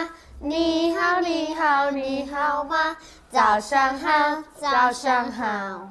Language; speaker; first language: Chinese; non-native, learner; Thai